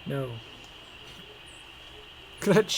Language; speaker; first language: English; native; English